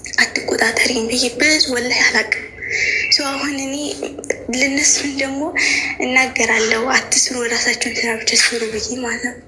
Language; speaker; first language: Amharic; native; Amharic